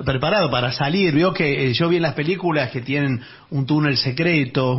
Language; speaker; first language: Spanish; native; Spanish